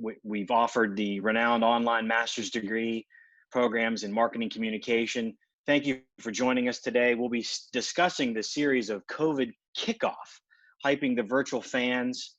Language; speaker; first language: English; native; English